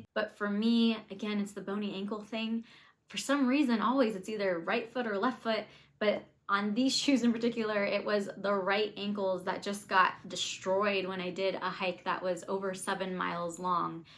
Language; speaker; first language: English; native; English